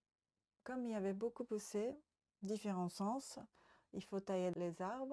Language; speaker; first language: French; non-native, learner; Japanese